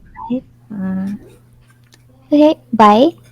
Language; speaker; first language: English; non-native, fluent; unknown